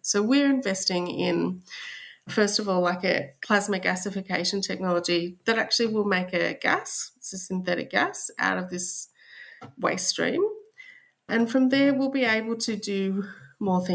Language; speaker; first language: English; native; English